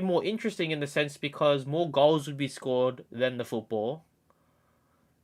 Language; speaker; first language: English; native; English